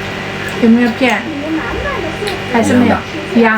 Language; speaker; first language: Chinese; non-native, fluent; Indonesian